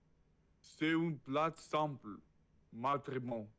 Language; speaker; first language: French; non-native, learner; Russian